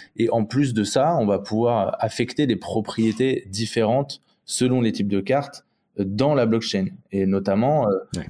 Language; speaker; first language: French; native; French